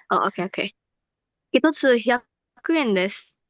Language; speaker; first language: Japanese; non-native, learner; Indonesian